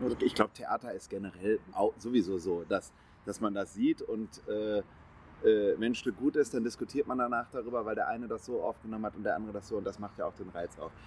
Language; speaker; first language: German; native; German